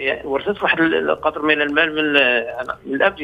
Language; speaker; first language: Arabic; native; Arabic